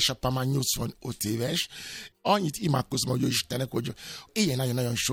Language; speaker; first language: Hungarian; non-native, fluent; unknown